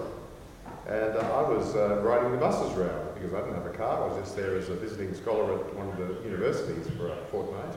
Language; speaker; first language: English; native; English